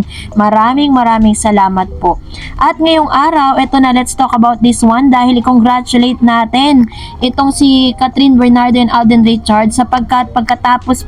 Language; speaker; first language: Filipino; native; Filipino